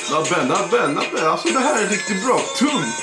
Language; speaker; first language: Swedish; early bilingual, other home language; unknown